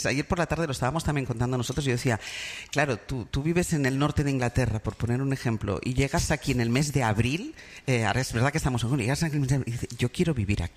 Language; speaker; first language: Spanish; native; Spanish